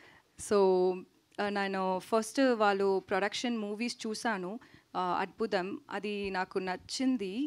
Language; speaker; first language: Telugu; non-native, learner; Tamil